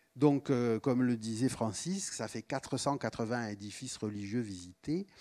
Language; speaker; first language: French; native; French